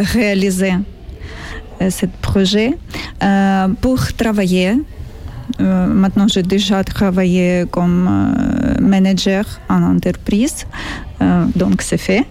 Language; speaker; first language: French; non-native, learner; Ukrainian